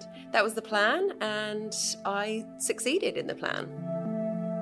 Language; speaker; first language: English; native; English